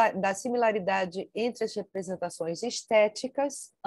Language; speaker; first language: Portuguese; native; Portuguese